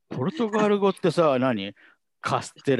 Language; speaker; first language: Japanese; native; Japanese